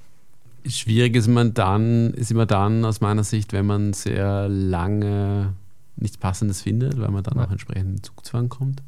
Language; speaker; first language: German; native; German